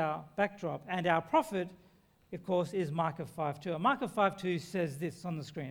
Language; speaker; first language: English; native; English